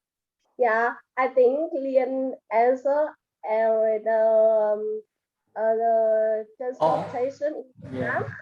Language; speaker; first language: English; non-native, learner; Vietnamese